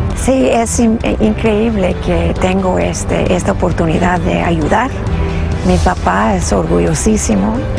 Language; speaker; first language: Spanish; early bilingual, heritage; Spanish